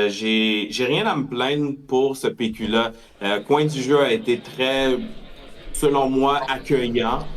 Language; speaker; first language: French; native; French